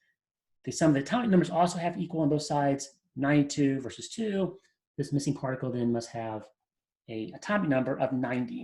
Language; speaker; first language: English; native; English